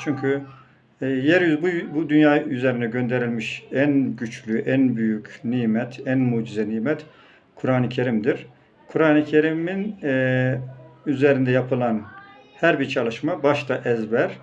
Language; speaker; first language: Turkish; native; Turkish